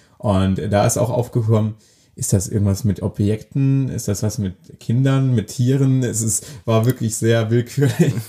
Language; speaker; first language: German; native; German